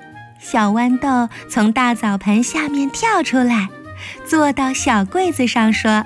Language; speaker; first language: Chinese; native; Chinese